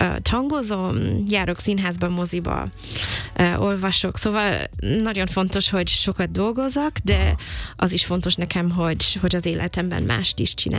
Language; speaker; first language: Hungarian; non-native, fluent; English